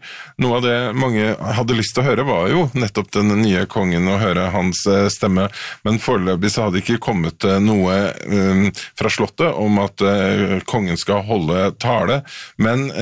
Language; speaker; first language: Norwegian; native; Norwegian